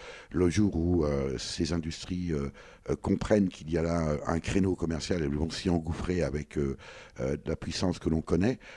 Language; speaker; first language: French; native; French